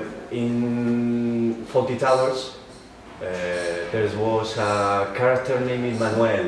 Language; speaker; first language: English; non-native, learner; Spanish